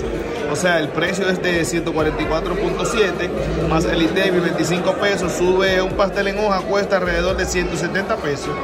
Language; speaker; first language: Spanish; native; Spanish